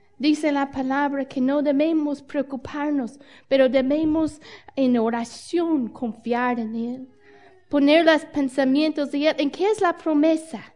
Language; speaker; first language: Spanish; non-native, fluent; English